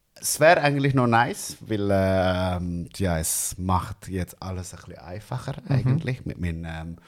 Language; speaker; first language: German; non-native, fluent; Indonesian